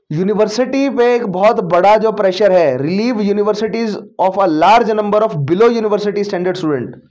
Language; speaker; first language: Hindi; native; Hindi